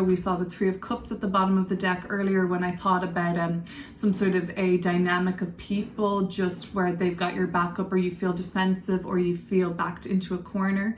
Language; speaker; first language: English; native; English